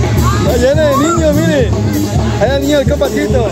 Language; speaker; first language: Spanish; native; Spanish